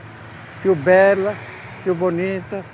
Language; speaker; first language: Italian; early bilingual, heritage; Italian